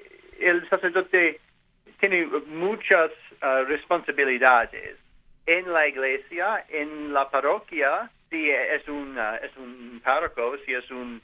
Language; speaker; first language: Spanish; non-native, learner; English